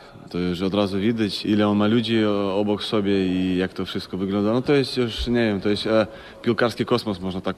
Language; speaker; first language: Polish; non-native, fluent; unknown